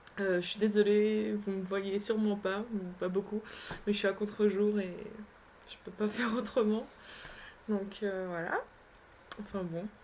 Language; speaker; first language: French; early bilingual, other home language; Polish